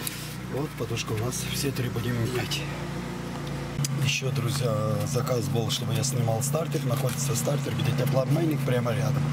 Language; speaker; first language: Russian; non-native, fluent; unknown